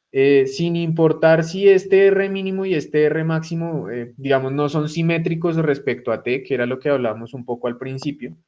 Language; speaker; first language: Spanish; native; Spanish